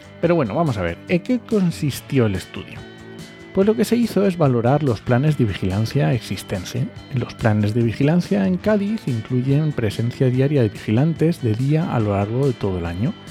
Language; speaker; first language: Spanish; native; Spanish